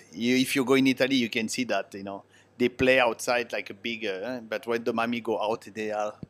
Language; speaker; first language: English; non-native, learner; Italian